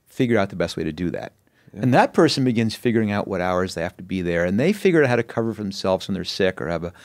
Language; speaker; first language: English; native; English